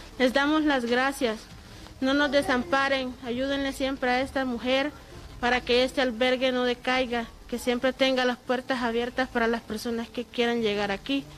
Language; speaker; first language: Spanish; native; Spanish